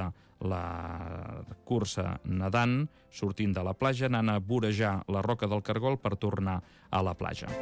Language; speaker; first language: Catalan; native; Catalan